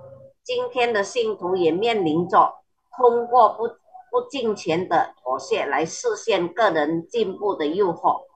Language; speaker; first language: Chinese; early bilingual, heritage; Chinese